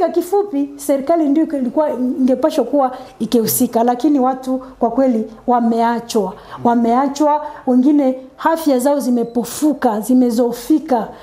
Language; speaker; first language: Swahili; non-native, local second language; Nande